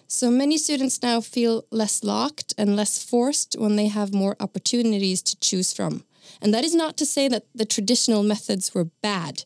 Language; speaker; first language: English; non-native, fluent; Norwegian